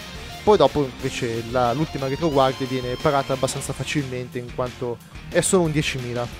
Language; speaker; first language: Italian; native; Italian